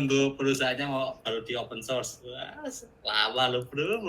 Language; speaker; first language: Indonesian; native; Indonesian